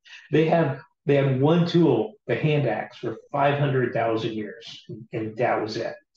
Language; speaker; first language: English; native; English